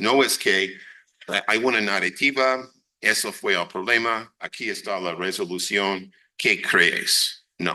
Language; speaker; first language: Spanish; non-native, fluent; English